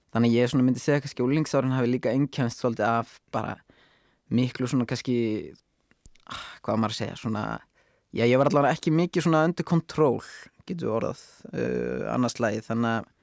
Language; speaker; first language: Icelandic; native; Icelandic